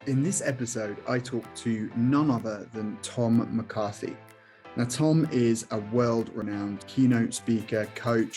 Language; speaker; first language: English; native; English